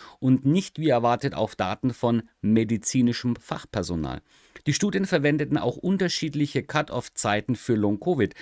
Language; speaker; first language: German; native; German